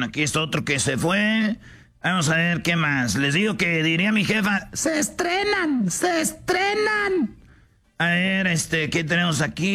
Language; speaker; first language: Spanish; native; Spanish